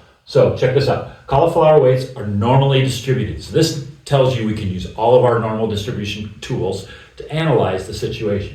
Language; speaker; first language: English; native; English